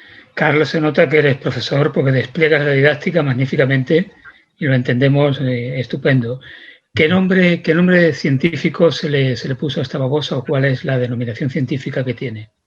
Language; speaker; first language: Spanish; native; Spanish